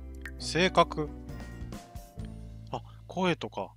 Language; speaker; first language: Japanese; native; Japanese